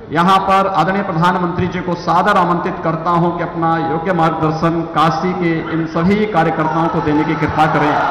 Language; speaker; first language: Hindi; native; Hindi